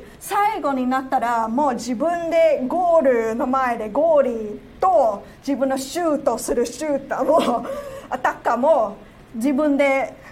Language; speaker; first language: Japanese; non-native, fluent; Cantonese